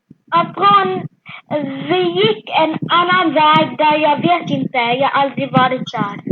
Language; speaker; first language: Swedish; early bilingual, other home language; French